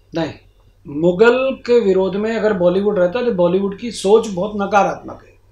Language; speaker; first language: Hindi; native; Hindi